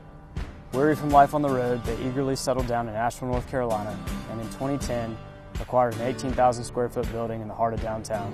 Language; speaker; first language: English; native; English